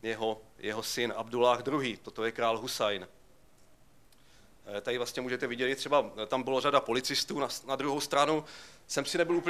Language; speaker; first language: Czech; native; Czech